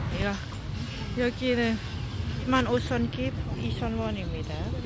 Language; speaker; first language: Korean; non-native, learner; Lao